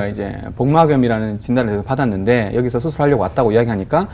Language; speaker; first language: Korean; native; Korean